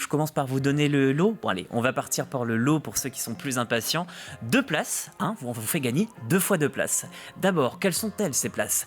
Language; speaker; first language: French; native; French